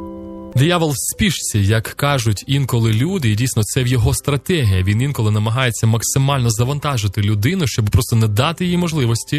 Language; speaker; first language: Ukrainian; native; Ukrainian